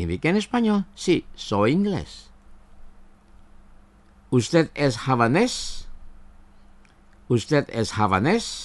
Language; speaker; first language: Spanish; non-native, fluent; Indonesian